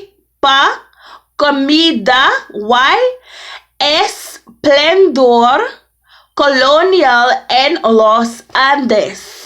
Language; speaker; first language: Spanish; non-native, learner; English